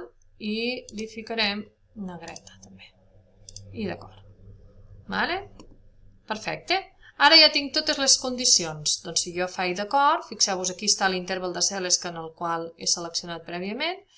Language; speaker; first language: Catalan; native; Catalan